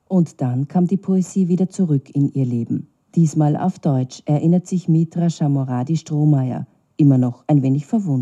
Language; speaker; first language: German; native; German